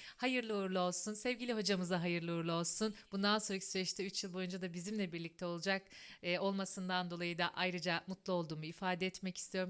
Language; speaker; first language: Turkish; native; Turkish